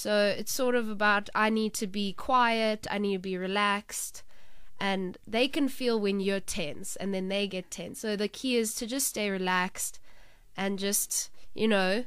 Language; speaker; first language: English; native; English